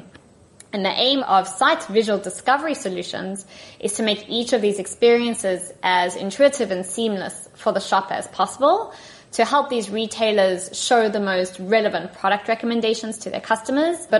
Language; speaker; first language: English; native; English